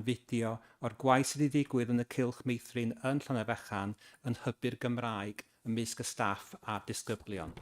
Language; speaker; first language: Welsh; native; Welsh